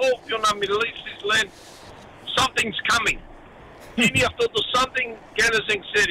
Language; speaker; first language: Greek; early bilingual, heritage; Greek